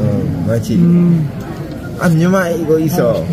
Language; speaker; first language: Korean; non-native, learner; Vietnamese